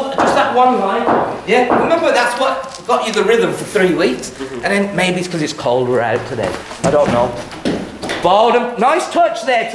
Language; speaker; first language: English; native; English